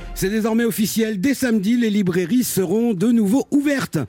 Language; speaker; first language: French; native; French